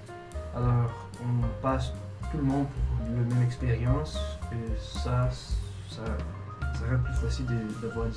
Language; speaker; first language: French; non-native, fluent; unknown